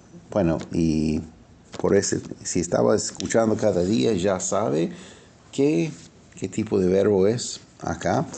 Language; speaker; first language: Spanish; non-native, fluent; English